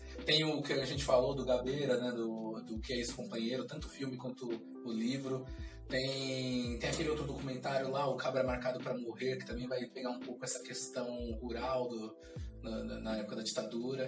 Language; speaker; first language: Portuguese; native; Portuguese